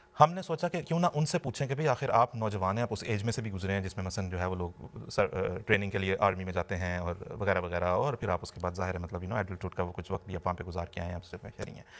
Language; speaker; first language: Urdu; native; Urdu